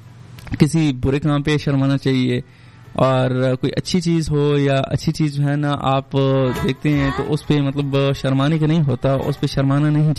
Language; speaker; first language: Hindi; non-native, local second language; Pashto